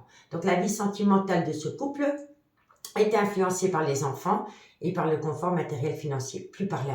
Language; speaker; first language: French; native; French